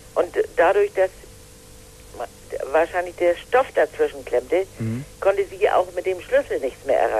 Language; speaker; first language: German; native; German